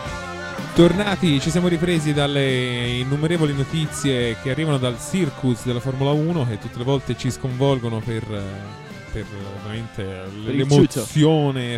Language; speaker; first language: Italian; native; Italian